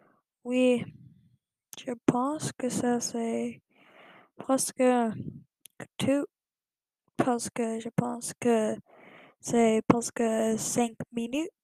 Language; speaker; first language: French; non-native, learner; English